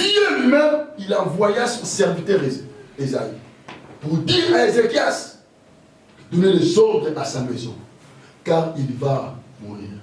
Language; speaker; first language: French; non-native, local second language; Lingala